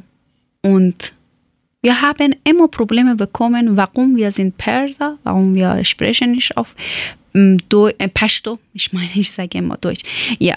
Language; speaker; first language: German; non-native, learner; Persian